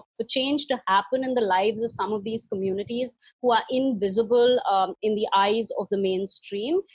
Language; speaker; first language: English; non-native, local second language; Hindi